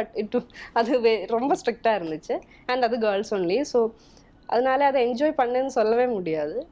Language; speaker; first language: Tamil; non-native, local second language; Malayalam